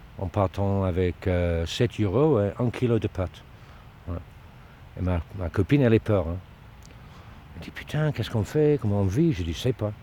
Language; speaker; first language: French; non-native, learner; Dutch